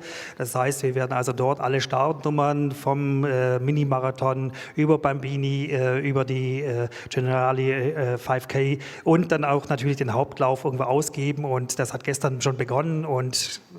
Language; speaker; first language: German; native; German